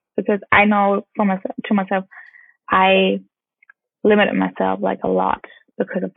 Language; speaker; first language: English; non-native, fluent; German